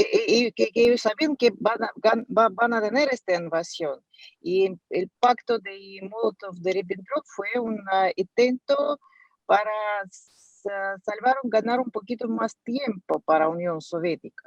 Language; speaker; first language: Spanish; non-native, fluent; Russian